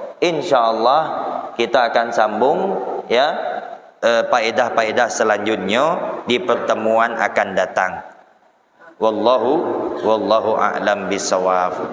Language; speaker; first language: Malay; non-native, local second language; Banjar